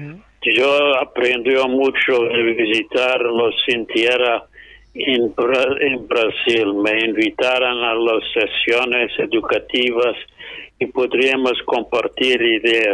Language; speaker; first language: Spanish; non-native, fluent; English